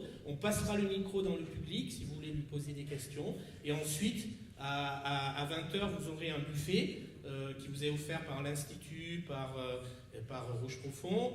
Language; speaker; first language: French; native; French